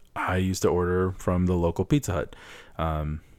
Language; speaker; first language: English; early bilingual, other home language; Spanish